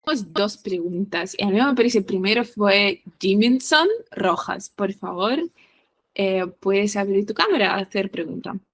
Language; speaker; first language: Spanish; non-native, fluent; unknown